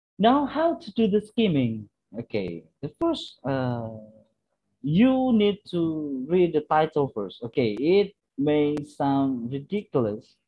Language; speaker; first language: English; non-native, fluent; Indonesian